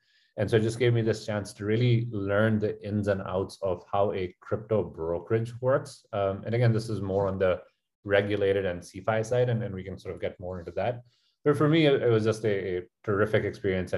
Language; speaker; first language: English; non-native, local second language; Urdu